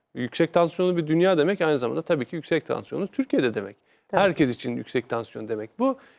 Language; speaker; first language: Turkish; native; Turkish